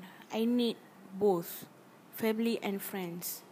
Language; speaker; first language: English; non-native, learner; Malay